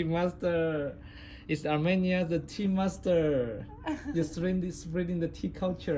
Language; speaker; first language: English; non-native, learner; Chinese